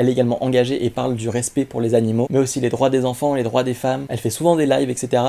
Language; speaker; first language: French; native; French